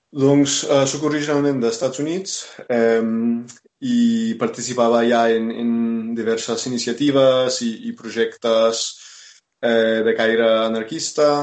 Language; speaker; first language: Catalan; non-native, fluent; English